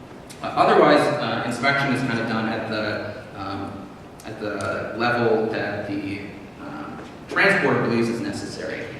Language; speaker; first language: English; native; English